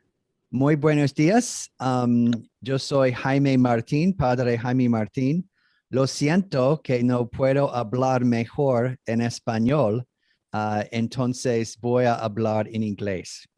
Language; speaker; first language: Spanish; non-native, learner; English